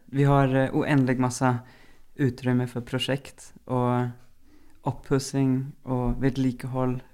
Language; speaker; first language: Norwegian; non-native, fluent; German